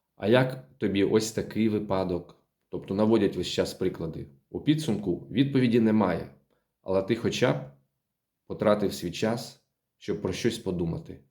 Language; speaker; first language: Ukrainian; native; Ukrainian